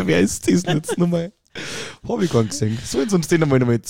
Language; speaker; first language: German; native; German